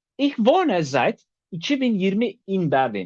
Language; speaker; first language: German; non-native, fluent; Turkish